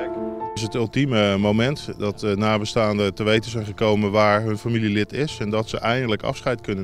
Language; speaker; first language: Dutch; native; Dutch